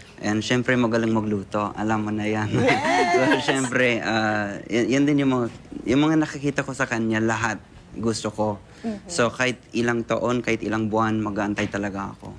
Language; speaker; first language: Filipino; non-native, fluent; English